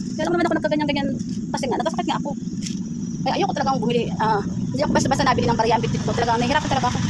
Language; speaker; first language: Filipino; native; Filipino